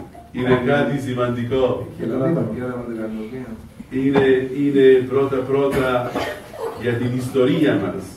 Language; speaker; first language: Greek; non-native, fluent; Arabic